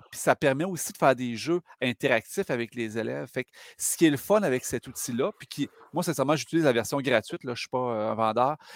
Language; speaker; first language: French; native; French